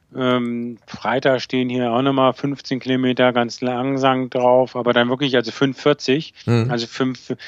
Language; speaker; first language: German; native; German